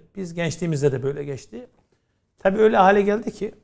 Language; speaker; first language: Turkish; native; Turkish